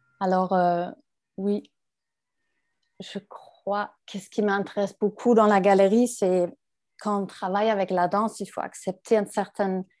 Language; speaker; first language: French; non-native, fluent; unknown